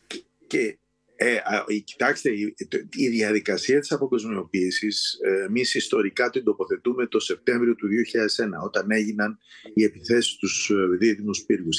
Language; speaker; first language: Greek; native; Greek